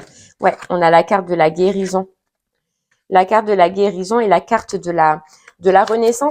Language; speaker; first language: French; native; French